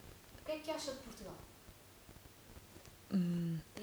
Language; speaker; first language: Portuguese; non-native, learner; Italian